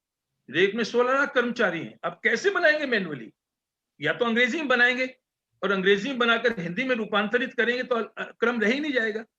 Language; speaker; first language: Hindi; native; Hindi